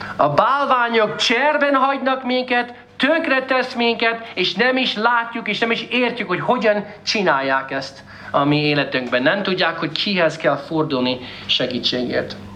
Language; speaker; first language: Hungarian; non-native, fluent; English